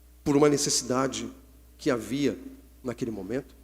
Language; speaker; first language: Portuguese; native; Portuguese